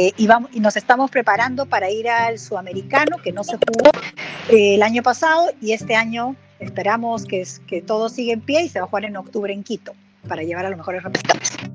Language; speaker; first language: Spanish; native; Spanish